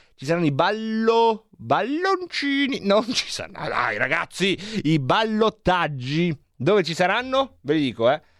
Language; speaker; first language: Italian; native; Italian